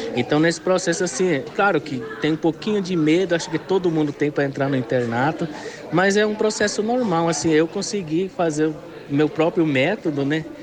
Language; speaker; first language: Portuguese; non-native, local second language; Guarani